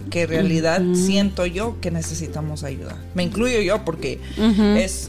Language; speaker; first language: Spanish; early bilingual, heritage; Spanish